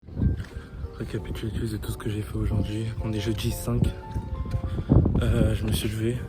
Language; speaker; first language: French; native; French